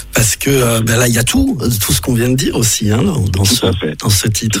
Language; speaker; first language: French; native; French